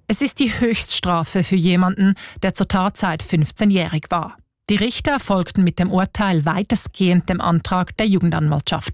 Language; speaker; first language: German; native; German